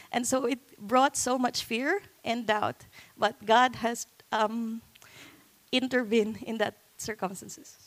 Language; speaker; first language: English; non-native, local second language; Cebuano